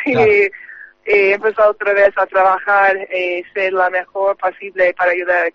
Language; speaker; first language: Spanish; non-native, learner; English